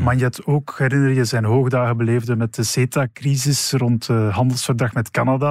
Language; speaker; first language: Dutch; native; Dutch